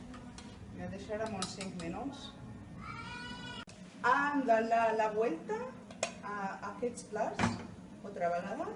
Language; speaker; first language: Catalan; non-native, learner; Arabic